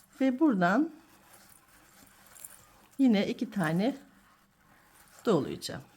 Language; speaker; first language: Turkish; native; Turkish